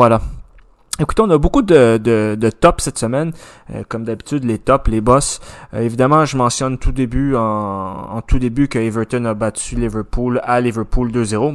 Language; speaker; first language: French; native; French